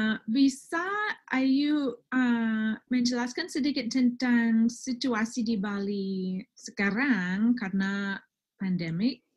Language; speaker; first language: Indonesian; non-native, fluent; English